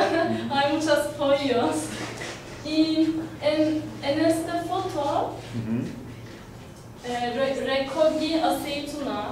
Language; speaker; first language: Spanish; non-native, learner; Turkish